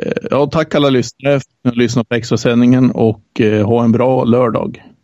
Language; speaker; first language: Swedish; native; Swedish